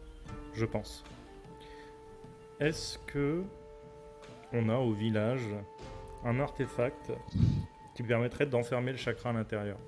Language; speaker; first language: French; native; French